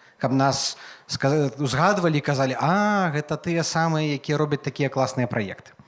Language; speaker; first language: Belarusian; native; Belarusian